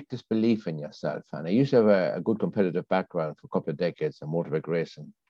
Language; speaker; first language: English; native; English